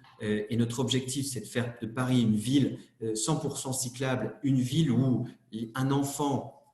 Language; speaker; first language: French; native; French